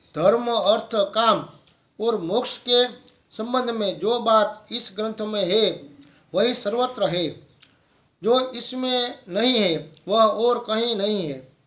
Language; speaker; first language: Hindi; non-native, local second language; Gujarati